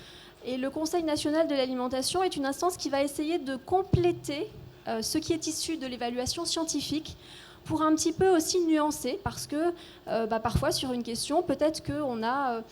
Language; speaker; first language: French; native; French